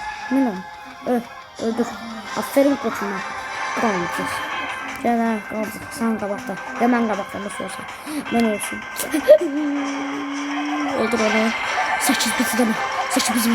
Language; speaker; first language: Turkish; non-native, learner; Azerbaijani